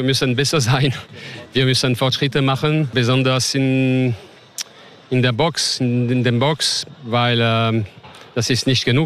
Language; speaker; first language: German; non-native, learner; French